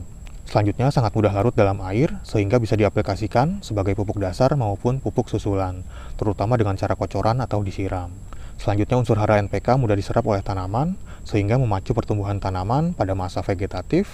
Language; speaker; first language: Indonesian; native; Indonesian